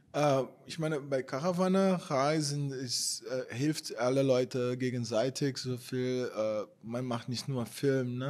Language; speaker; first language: German; non-native, fluent; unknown